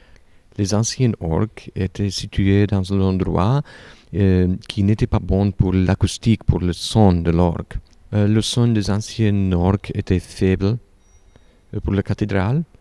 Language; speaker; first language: French; non-native, learner; Slovak